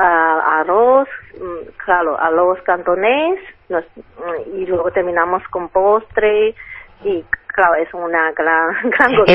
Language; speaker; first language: Spanish; non-native, fluent; Chinese